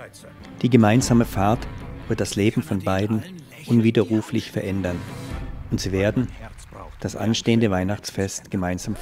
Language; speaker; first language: German; native; German